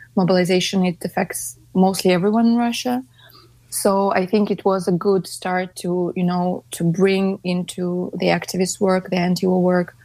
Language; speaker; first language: English; non-native, fluent; Russian